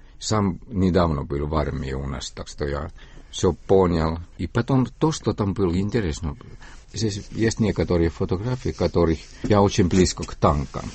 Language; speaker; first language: Russian; non-native, fluent; Estonian